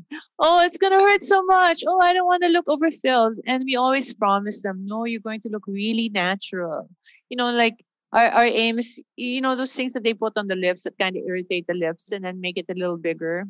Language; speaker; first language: English; non-native, local second language; Filipino